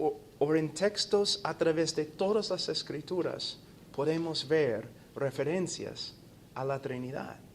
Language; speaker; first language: Spanish; non-native, fluent; English